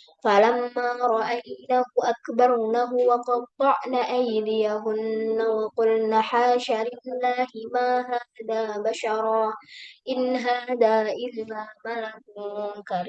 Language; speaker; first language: Arabic; non-native, learner; Indonesian